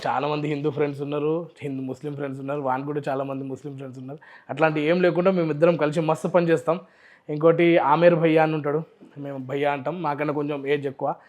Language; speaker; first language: Telugu; non-native, local second language; Urdu